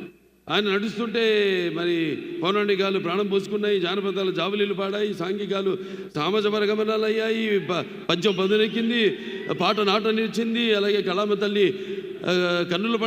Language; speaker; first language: Telugu; native; Telugu